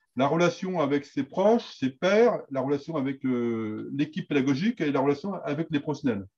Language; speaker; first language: French; native; French